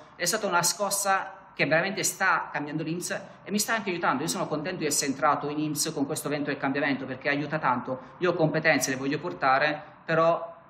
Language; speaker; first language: Italian; native; Italian